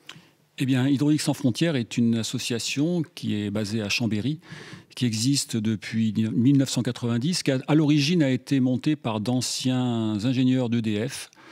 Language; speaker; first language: French; native; French